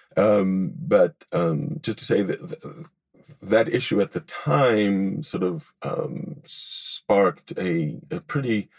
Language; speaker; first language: English; non-native, fluent; Hebrew